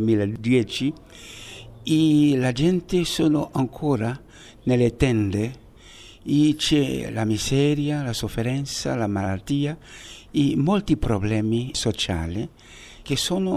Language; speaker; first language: Italian; non-native, fluent; Haitian Creole